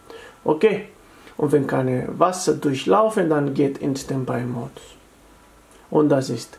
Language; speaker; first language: German; non-native, fluent; Italian